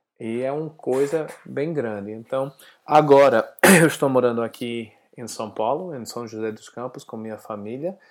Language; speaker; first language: Portuguese; non-native, learner; English